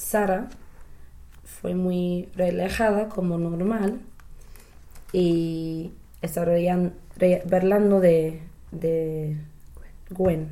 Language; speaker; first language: Spanish; non-native, learner; English